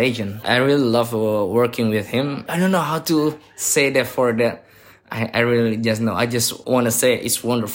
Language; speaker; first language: English; non-native, learner; Indonesian